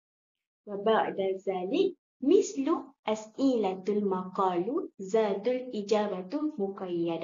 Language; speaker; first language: Arabic; non-native, learner; Malay